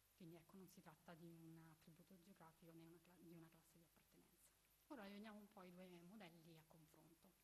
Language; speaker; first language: Italian; native; Italian